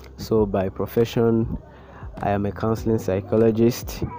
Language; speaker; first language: English; non-native, local second language; Igbo